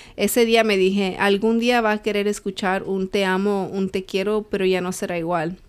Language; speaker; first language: Spanish; early bilingual, other home language; English